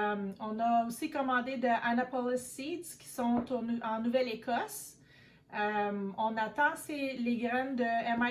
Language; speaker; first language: French; native; French